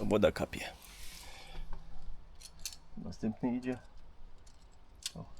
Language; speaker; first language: Polish; non-native, local second language; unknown